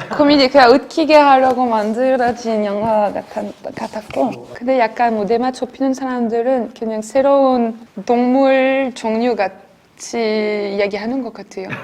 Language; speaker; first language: Korean; non-native, fluent; French